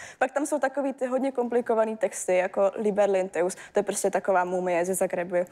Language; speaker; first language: Czech; early bilingual, heritage; German